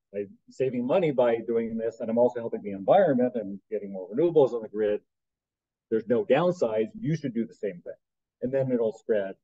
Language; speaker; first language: English; native; English